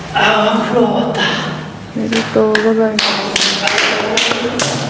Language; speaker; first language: Japanese; native; Japanese